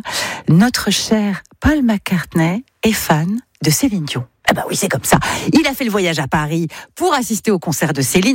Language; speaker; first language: French; native; French